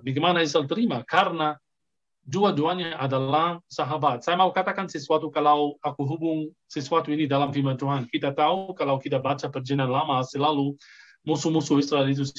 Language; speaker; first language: Indonesian; non-native, fluent; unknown